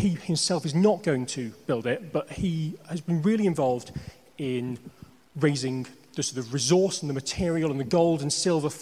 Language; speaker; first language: English; native; English